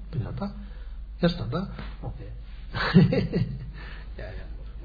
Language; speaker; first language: Russian; non-native, learner; Tibetan